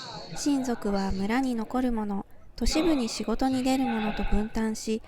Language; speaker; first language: Japanese; native; Japanese